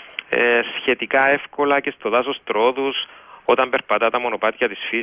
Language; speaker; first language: Greek; native; Greek